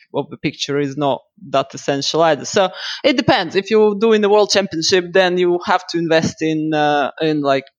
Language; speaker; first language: English; non-native, fluent; Russian